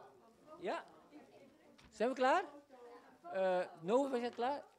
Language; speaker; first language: Dutch; non-native, fluent; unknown